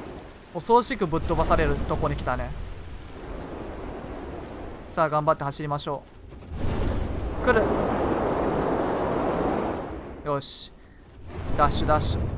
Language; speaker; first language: Japanese; native; Japanese